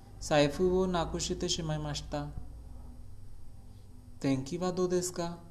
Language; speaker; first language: Japanese; non-native, learner; Hindi